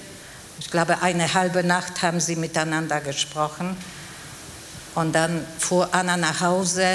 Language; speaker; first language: German; non-native, fluent; Polish